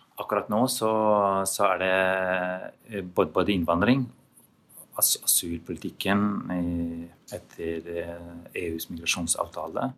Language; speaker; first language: Norwegian; non-native, fluent; Albanian